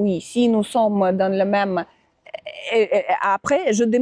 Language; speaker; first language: French; non-native, fluent; Russian